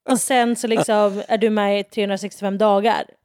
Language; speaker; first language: Swedish; native; Swedish